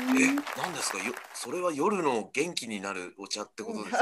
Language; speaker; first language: Japanese; native; Japanese